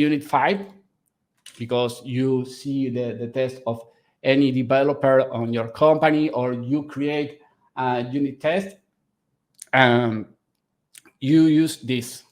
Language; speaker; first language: English; non-native, fluent; Spanish